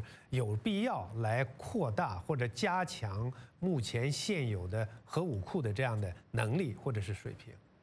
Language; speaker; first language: Chinese; native; Chinese